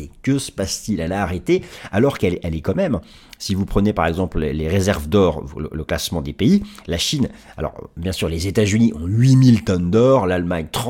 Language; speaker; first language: French; native; French